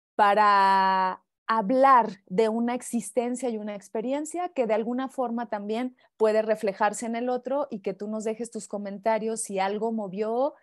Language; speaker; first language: Spanish; native; Spanish